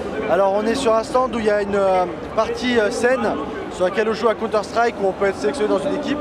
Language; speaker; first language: French; native; French